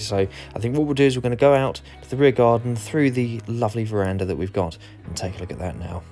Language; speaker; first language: English; native; English